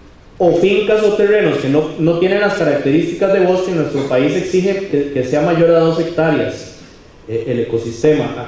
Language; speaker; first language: Spanish; native; Spanish